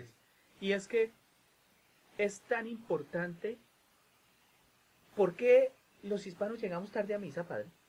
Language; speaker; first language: Spanish; native; Spanish